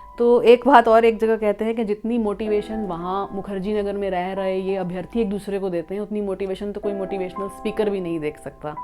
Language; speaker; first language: Hindi; non-native, local second language; Punjabi